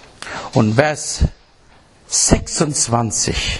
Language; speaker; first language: German; non-native, fluent; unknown